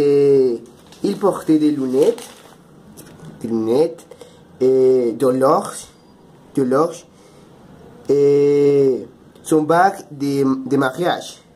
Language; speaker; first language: French; non-native, learner; Spanish